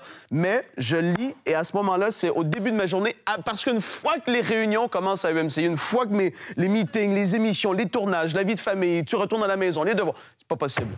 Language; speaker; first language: French; native; French